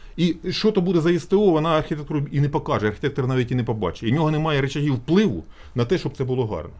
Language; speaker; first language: Ukrainian; native; Ukrainian